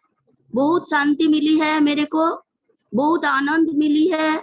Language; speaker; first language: Hindi; non-native, local second language; Bangla